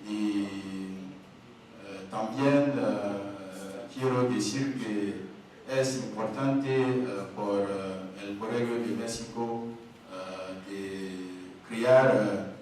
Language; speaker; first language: Spanish; non-native, learner; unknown